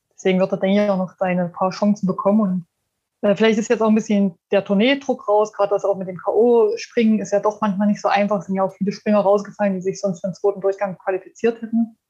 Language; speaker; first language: German; native; German